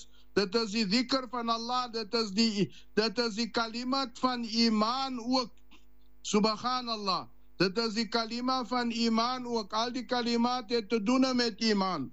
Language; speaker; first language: Dutch; non-native, learner; Afrikaans